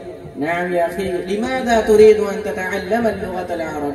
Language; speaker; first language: Arabic; non-native, learner; Urdu